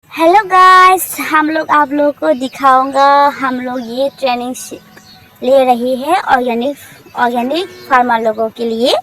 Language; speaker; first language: Hindi; non-native, local second language; Bodo